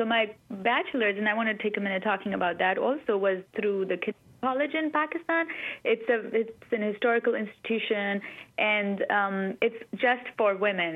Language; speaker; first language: English; non-native, local second language; Urdu